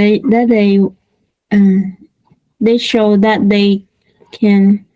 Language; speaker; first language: English; non-native, learner; Vietnamese